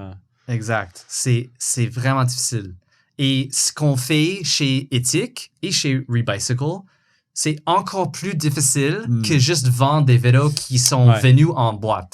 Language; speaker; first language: French; non-native, fluent; English